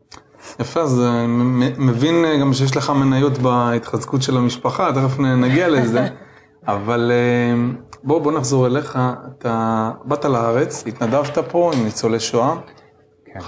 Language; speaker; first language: Hebrew; native; Hebrew